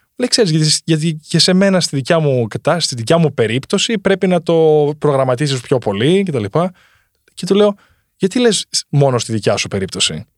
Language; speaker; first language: Greek; early bilingual, heritage; Greek